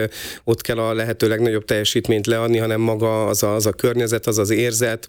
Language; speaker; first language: Hungarian; native; Hungarian